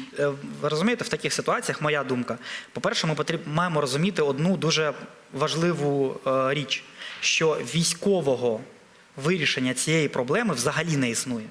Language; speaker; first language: Ukrainian; non-native, local second language; Russian